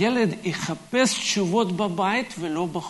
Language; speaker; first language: Hebrew; non-native, fluent; Russian